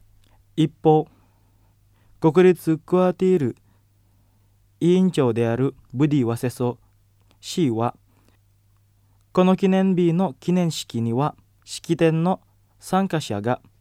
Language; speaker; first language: Japanese; non-native, fluent; Indonesian